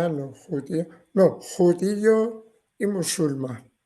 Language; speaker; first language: Spanish; non-native, learner; Persian